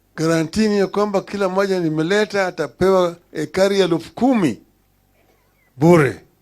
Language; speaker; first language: Swahili; non-native, local second language; Luo (Kenya and Tanzania)